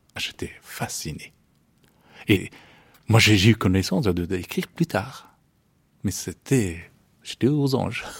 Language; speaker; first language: French; non-native, fluent; Persian